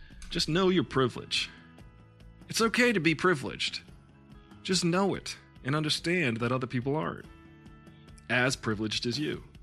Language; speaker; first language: English; native; English